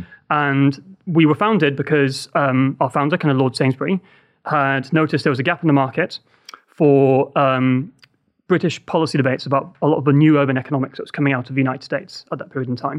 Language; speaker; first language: English; native; English